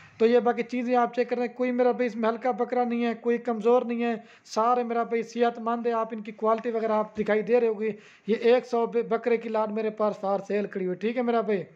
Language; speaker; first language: Urdu; non-native, local second language; Saraiki